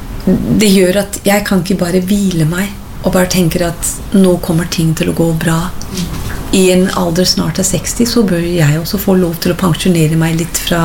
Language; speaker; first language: Norwegian; non-native, fluent; English